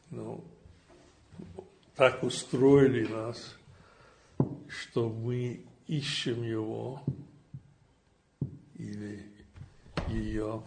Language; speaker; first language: Russian; non-native, fluent; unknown